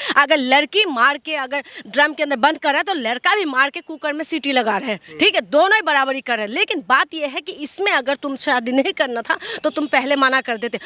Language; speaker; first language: Hindi; non-native, local second language; Assamese